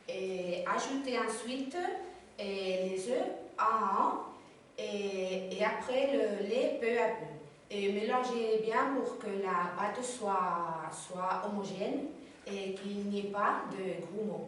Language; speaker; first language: French; non-native, learner; Spanish